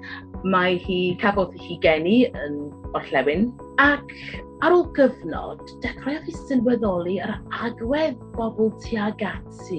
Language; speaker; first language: Welsh; non-native, learner; English